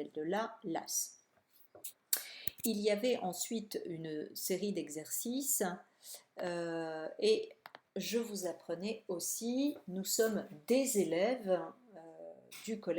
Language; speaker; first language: French; native; French